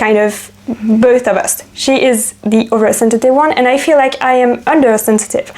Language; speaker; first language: English; non-native, fluent; French